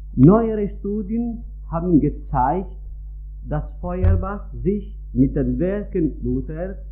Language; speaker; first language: German; non-native, fluent; Italian